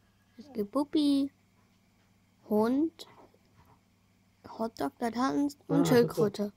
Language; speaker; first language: German; early bilingual, other home language; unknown